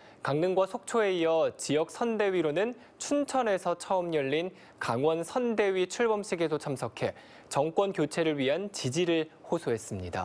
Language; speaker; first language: Korean; native; Korean